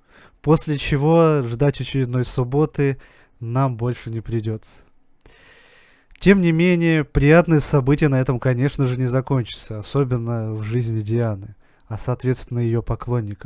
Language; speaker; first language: Russian; native; Russian